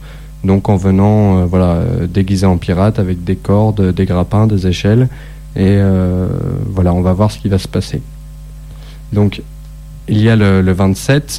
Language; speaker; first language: French; native; French